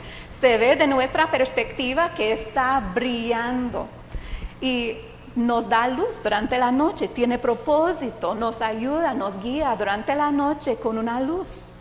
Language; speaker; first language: Spanish; non-native, fluent; English